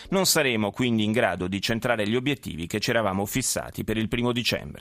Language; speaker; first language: Italian; native; Italian